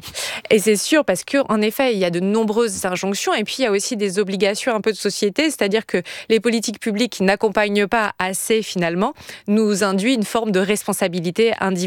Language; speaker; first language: French; native; French